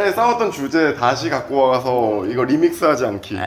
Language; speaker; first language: Korean; native; Korean